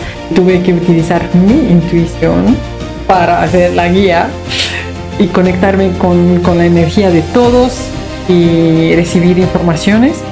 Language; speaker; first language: Spanish; non-native, fluent; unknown